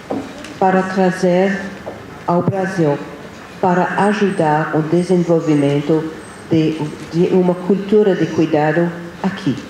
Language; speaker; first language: Portuguese; non-native, fluent; English